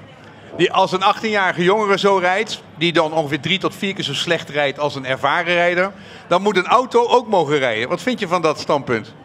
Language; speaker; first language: Dutch; native; Dutch